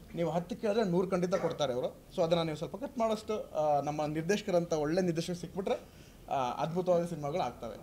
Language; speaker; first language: Kannada; native; Kannada